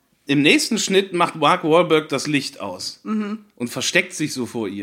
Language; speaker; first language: German; native; German